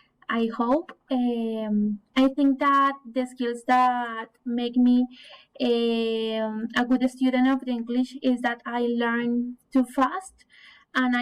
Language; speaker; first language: English; non-native, learner; Spanish